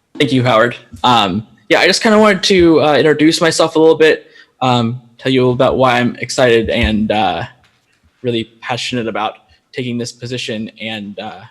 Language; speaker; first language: English; native; English